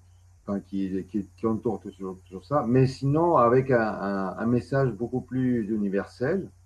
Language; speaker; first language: French; non-native, fluent; Spanish